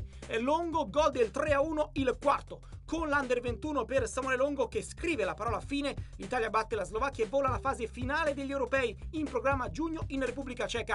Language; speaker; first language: Italian; native; Italian